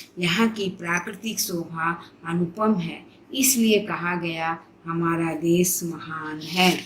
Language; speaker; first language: Hindi; non-native, local second language; Telugu